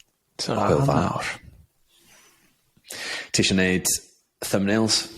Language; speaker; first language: Welsh; non-native, fluent; English